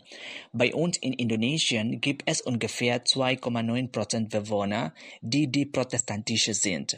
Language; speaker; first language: German; non-native, fluent; Indonesian